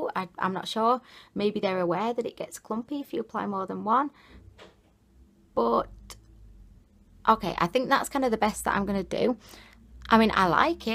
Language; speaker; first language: English; native; English